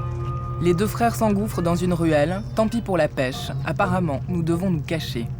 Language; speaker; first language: French; native; French